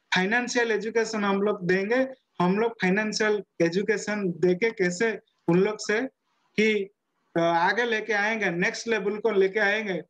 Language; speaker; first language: Hindi; non-native, local second language; Odia